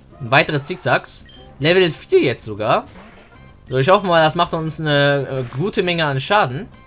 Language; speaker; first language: German; early bilingual, other home language; Turkish